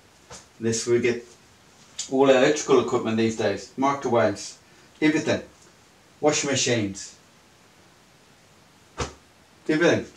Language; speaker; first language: English; native; English